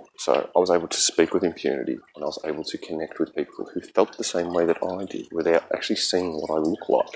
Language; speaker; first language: English; native; English